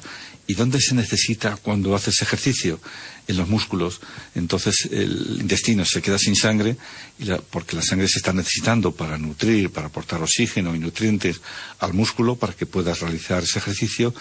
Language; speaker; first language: Spanish; native; Spanish